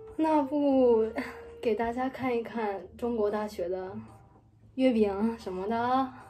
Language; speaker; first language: Chinese; non-native, fluent; Japanese